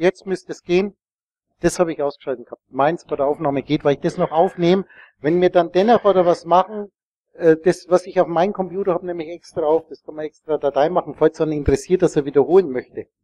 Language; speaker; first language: German; native; German